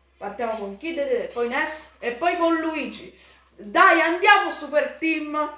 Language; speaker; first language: Italian; native; Italian